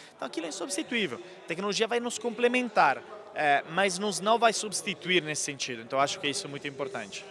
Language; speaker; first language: Portuguese; non-native, fluent; Italian